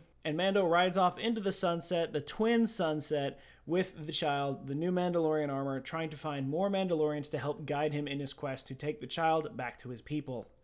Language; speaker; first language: English; native; English